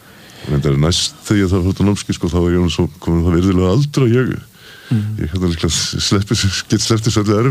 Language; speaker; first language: Icelandic; native; Icelandic